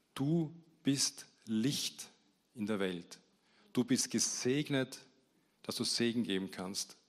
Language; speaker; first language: German; native; German